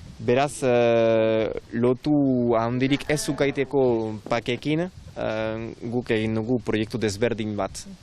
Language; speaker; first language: Basque; non-native, local second language; French